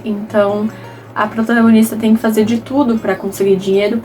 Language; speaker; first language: Portuguese; native; Portuguese